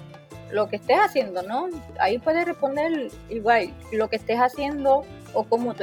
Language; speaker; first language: Spanish; native; Spanish